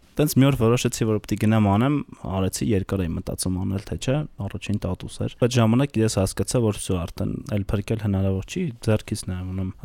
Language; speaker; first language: Armenian; native; Armenian